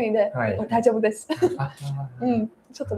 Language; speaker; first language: Japanese; non-native, learner; Slovak